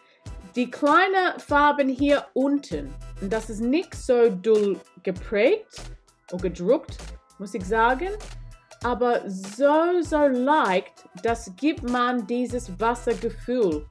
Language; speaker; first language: German; non-native, learner; English